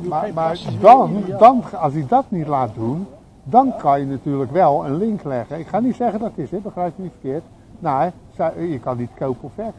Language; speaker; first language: Dutch; native; Dutch